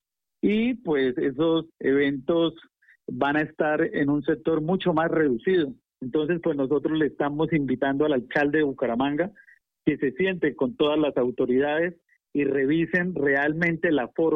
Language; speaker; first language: Spanish; native; Spanish